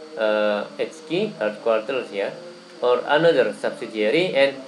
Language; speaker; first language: English; non-native, fluent; Indonesian